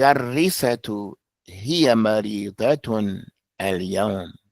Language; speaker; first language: Arabic; non-native, fluent; English